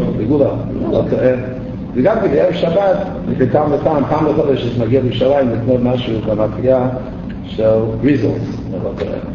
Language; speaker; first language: Hebrew; native; Hebrew